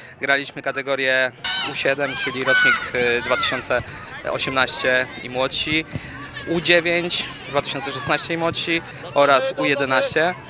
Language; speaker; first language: Polish; native; Polish